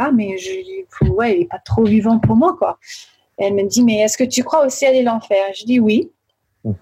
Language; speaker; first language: French; early bilingual, heritage; French